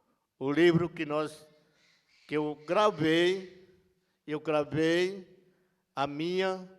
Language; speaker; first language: Portuguese; non-native, local second language; Yanomámi